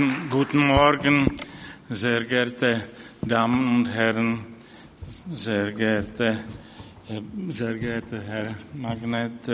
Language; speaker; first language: German; non-native, fluent; Czech